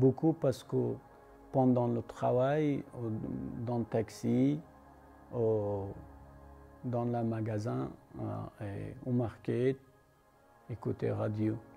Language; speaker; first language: French; non-native, learner; Persian